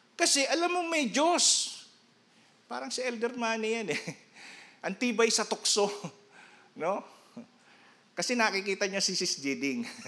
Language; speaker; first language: Filipino; non-native, local second language; Bikol